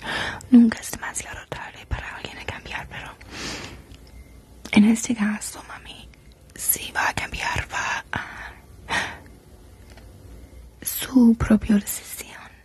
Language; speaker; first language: Spanish; non-native, learner; English